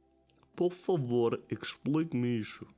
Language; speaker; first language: Portuguese; non-native, learner; German